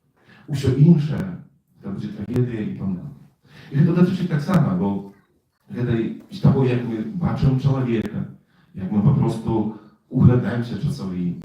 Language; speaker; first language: Polish; non-native, learner; Russian